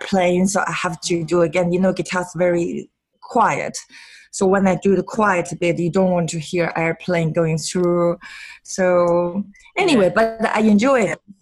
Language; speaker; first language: English; non-native, fluent; Chinese